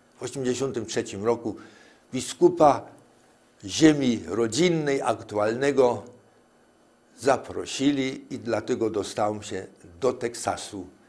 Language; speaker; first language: Polish; native; Polish